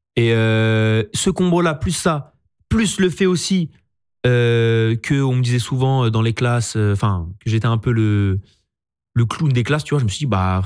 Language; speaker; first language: French; native; French